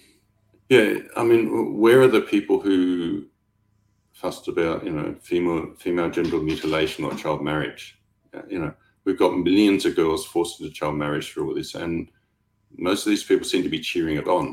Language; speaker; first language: English; native; English